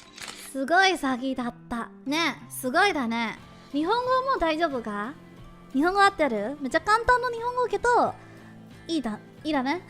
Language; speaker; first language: Japanese; non-native, learner; English